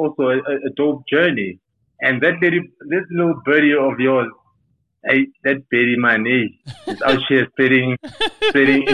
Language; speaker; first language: English; non-native, local second language; Tsonga